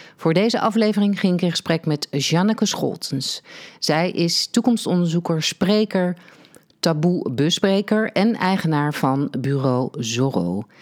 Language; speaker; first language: Dutch; native; Dutch